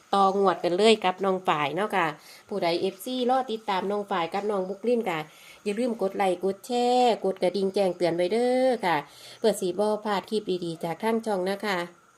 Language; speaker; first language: Thai; native; Thai